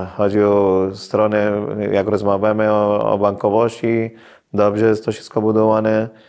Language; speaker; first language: Polish; non-native, fluent; Hindi